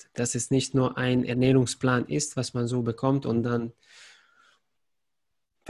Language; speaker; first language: German; non-native, fluent; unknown